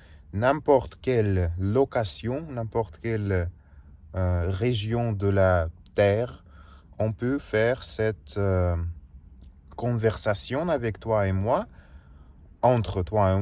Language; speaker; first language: French; non-native, learner; Russian